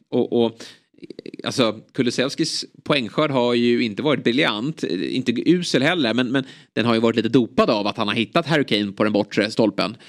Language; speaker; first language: Swedish; native; Swedish